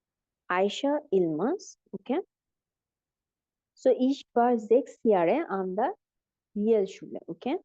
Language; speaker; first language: German; non-native, fluent; Bangla